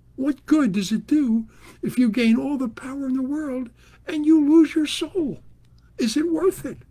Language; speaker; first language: English; native; English